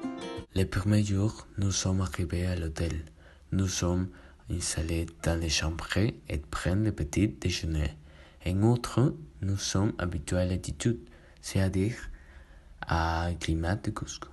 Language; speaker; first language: French; non-native, learner; Spanish